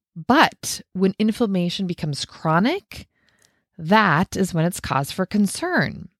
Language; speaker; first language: English; native; English